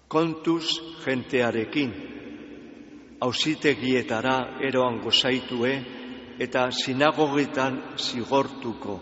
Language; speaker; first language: Basque; native; Basque